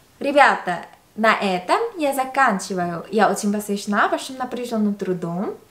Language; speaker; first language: Russian; non-native, fluent; Korean